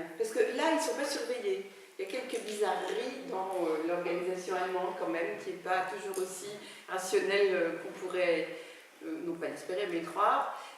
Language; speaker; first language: French; native; French